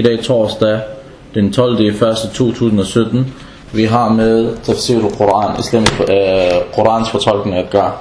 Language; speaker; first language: Danish; non-native, fluent; Arabic